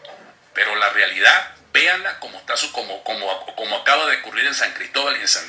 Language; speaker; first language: Spanish; native; Spanish